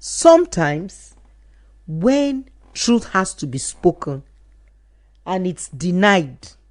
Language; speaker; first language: English; non-native, local second language; Yoruba